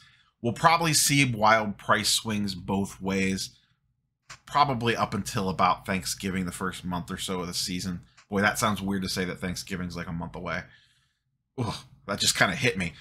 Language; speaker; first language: English; native; English